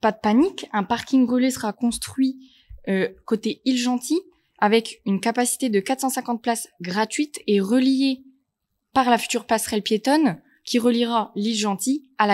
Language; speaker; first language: French; native; French